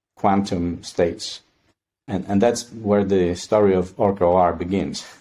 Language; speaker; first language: English; non-native, fluent; Polish